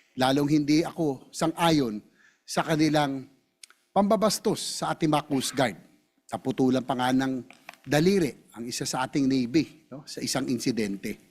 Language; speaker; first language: Filipino; native; Filipino